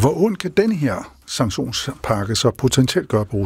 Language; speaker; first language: Danish; native; Danish